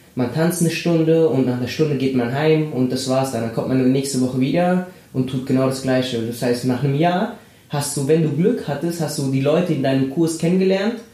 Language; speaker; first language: German; early bilingual, other home language; Spanish